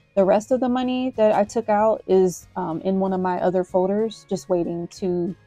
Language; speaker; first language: English; native; English